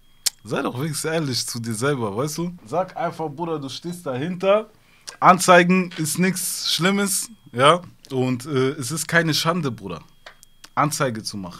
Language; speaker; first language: German; early bilingual, other home language; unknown